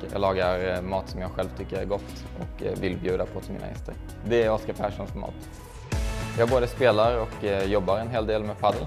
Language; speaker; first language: Swedish; native; Swedish